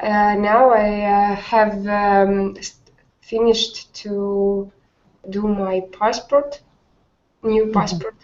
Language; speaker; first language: English; non-native, learner; Russian